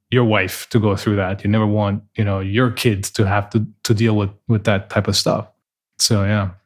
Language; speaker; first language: English; non-native, fluent; Portuguese